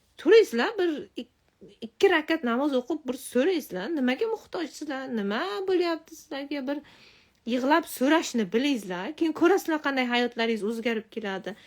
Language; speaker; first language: Uzbek; non-native, local second language; Tajik